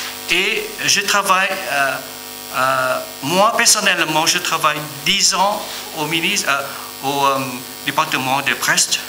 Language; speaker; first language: French; non-native, learner; Vietnamese